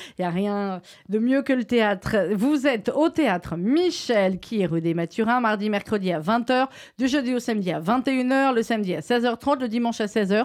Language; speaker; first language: French; native; French